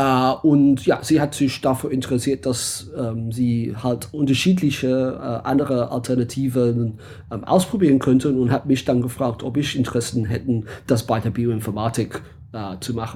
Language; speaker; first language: German; non-native, fluent; English